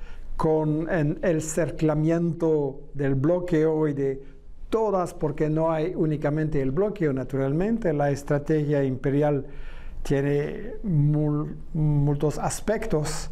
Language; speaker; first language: Spanish; non-native, fluent; French